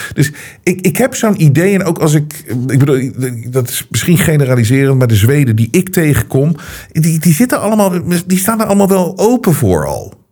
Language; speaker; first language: Dutch; native; Dutch